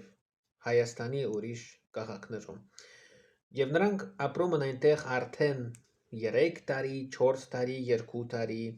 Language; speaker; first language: Armenian; non-native, fluent; Russian